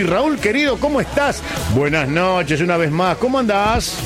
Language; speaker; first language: Spanish; native; Spanish